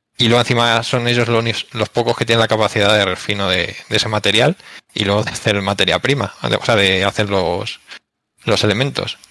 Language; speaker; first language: Spanish; native; Spanish